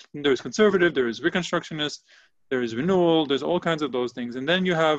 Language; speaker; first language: English; non-native, fluent; Hebrew